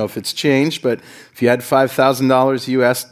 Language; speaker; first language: English; native; English